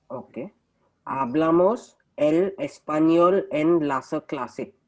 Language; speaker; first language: Spanish; non-native, learner; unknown